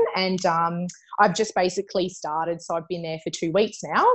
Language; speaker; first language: English; native; English